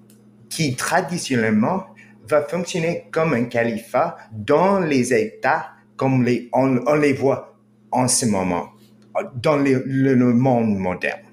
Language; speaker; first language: French; non-native, fluent; English